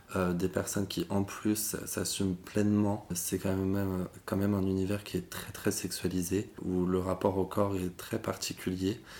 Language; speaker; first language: French; native; French